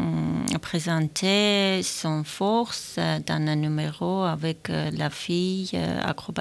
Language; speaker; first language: French; non-native, learner; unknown